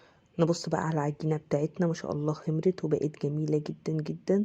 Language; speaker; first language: Arabic; native; Arabic